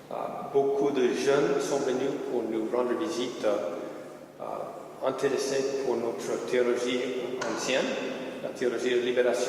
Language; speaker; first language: French; non-native, fluent; English